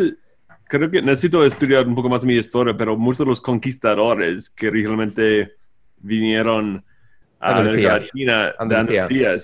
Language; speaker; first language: Spanish; non-native, fluent; English